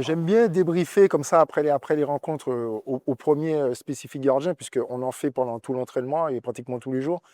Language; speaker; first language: French; native; French